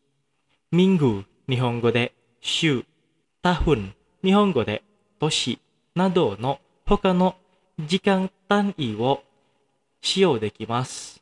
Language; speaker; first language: Japanese; non-native, fluent; Indonesian